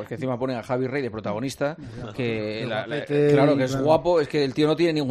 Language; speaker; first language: Spanish; native; Spanish